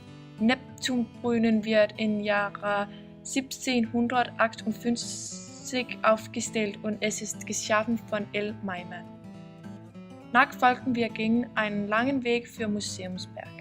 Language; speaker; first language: German; non-native, learner; Danish